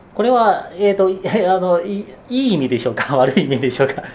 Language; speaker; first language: Japanese; non-native, fluent; Chinese